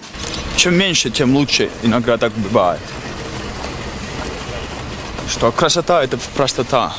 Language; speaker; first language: Russian; non-native, fluent; Finnish